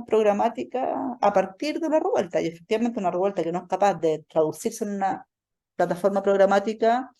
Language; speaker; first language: Spanish; native; Spanish